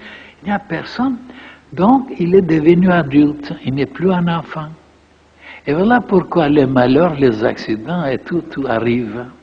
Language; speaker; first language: French; non-native, fluent; Bulgarian